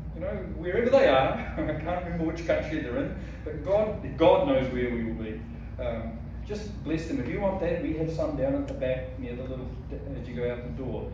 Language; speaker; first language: English; native; English